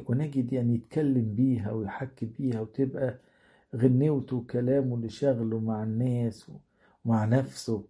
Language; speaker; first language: Arabic; native; Arabic